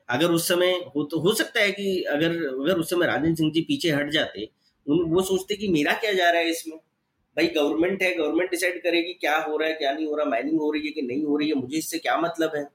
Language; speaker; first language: Hindi; native; Hindi